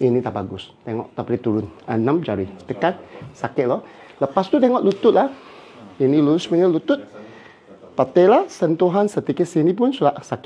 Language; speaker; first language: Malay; non-native, local second language; Cantonese